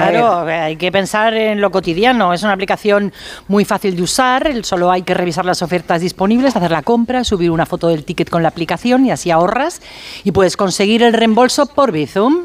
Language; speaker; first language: Spanish; native; Spanish